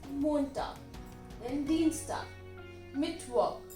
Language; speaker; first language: German; non-native, learner; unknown